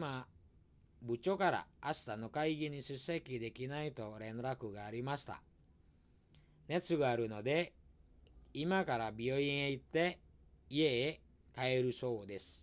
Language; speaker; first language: Japanese; non-native, fluent; Indonesian